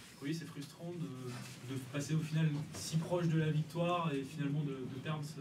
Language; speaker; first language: French; native; French